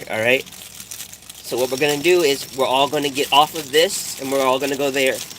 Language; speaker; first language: English; native; English